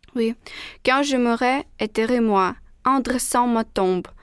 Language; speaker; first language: French; non-native, fluent; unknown